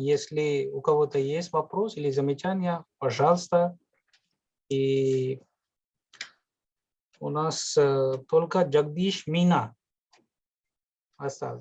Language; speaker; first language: Russian; non-native, fluent; Hindi